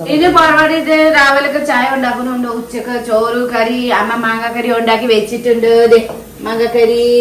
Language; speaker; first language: Malayalam; non-native, fluent; Nepali